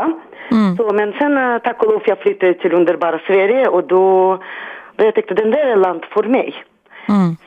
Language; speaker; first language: Swedish; non-native, learner; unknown